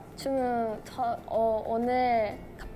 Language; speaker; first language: Korean; non-native, fluent; Japanese